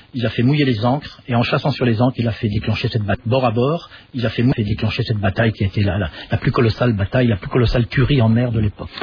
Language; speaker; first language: French; native; French